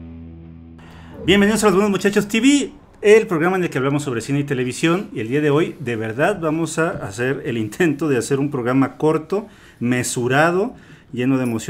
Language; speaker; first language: Spanish; native; Spanish